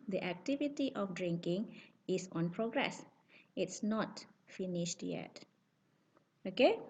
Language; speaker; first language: English; non-native, fluent; Indonesian